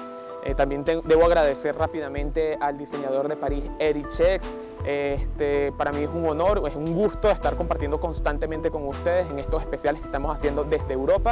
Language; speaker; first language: Spanish; native; Spanish